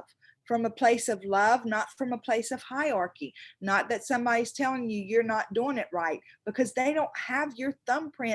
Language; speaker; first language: English; native; English